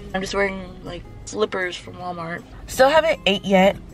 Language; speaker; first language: English; native; English